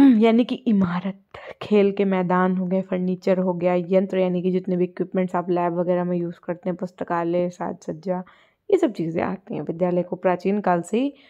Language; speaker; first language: Hindi; native; Hindi